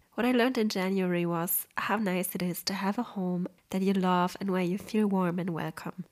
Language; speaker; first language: English; non-native, fluent; Polish